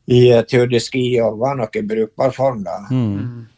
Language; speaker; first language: Norwegian; native; Norwegian